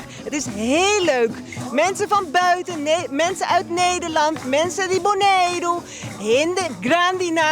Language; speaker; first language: Dutch; non-native, local second language; Papiamento